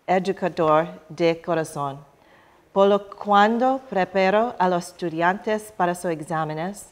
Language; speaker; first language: Spanish; non-native, learner; English